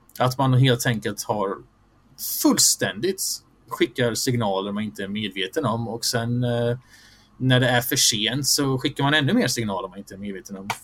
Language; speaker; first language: Swedish; early bilingual, other home language; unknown